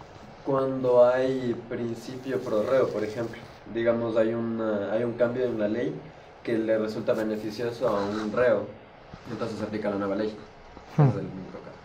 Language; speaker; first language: Spanish; native; Spanish